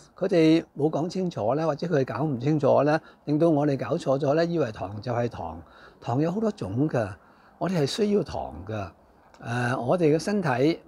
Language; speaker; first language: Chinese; non-native, local second language; Cantonese